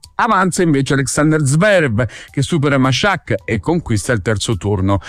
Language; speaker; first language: Italian; native; Italian